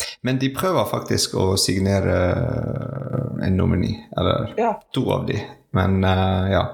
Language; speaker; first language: Norwegian; non-native, learner; French